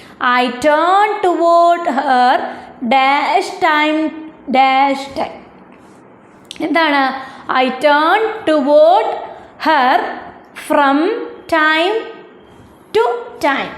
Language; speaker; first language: English; non-native, local second language; Malayalam